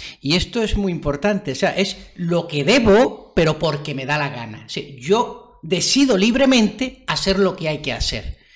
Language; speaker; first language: Spanish; native; Spanish